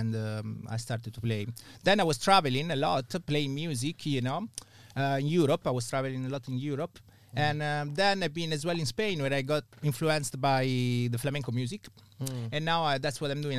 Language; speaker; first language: English; non-native, fluent; Italian